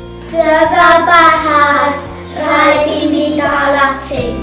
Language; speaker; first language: Welsh; non-native, local second language; English